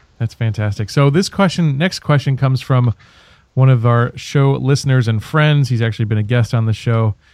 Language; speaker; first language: English; native; English